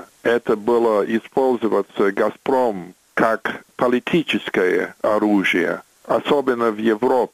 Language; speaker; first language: Russian; non-native, fluent; English